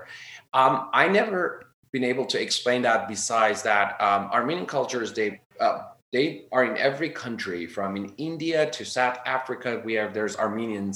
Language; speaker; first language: English; non-native, fluent; Armenian